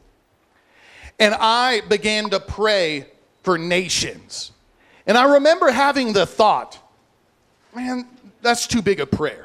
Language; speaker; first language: English; native; English